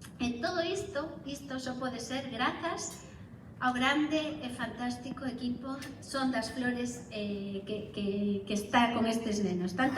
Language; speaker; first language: Galician; non-native, local second language; Spanish